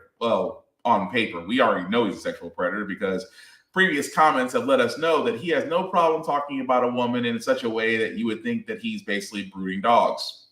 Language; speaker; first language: English; native; English